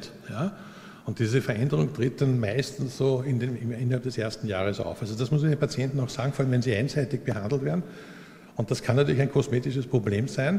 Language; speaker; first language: German; native; German